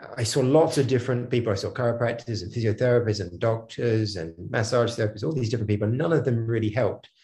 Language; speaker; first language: English; native; English